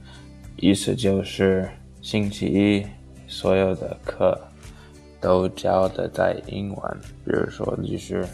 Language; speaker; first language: Chinese; non-native, fluent; English